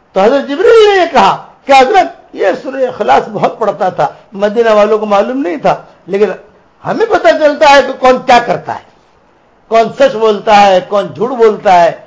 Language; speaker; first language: Urdu; non-native, local second language; Gujarati